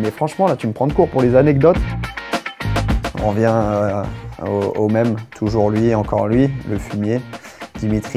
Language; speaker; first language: French; native; French